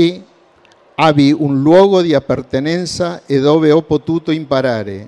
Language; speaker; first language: Italian; non-native, learner; Spanish